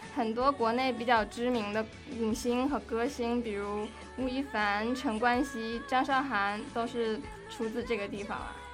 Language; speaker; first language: Chinese; native; Chinese